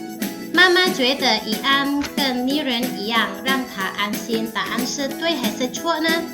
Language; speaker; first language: Chinese; non-native, fluent; Indonesian